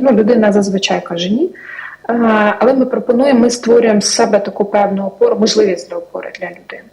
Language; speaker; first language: Ukrainian; native; Ukrainian